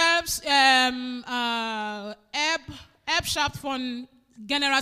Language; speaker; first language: German; non-native, fluent; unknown